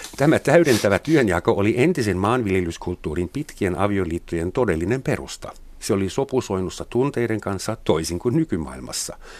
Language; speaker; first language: Finnish; non-native, fluent; German